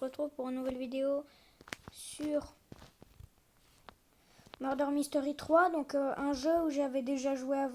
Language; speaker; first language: French; native; French